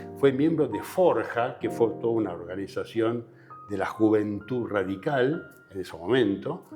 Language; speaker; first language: Spanish; native; Spanish